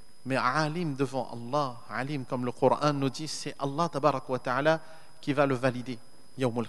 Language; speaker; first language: French; native; French